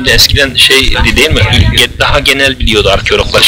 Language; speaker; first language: Turkish; native; Turkish